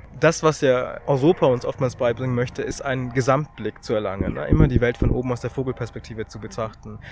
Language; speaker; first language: German; early bilingual, other home language; Tamil